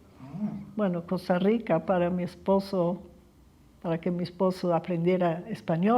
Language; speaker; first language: Spanish; early bilingual, other home language; English